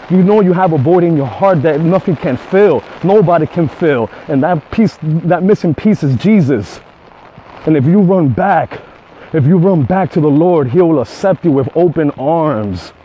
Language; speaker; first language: English; native; English